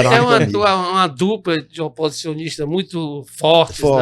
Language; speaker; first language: Portuguese; native; Portuguese